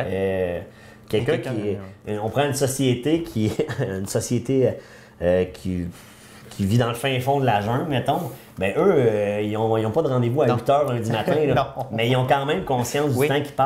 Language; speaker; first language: French; native; French